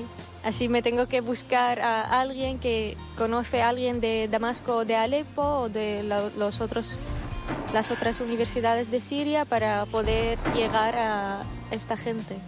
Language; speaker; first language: Spanish; non-native, fluent; Arabic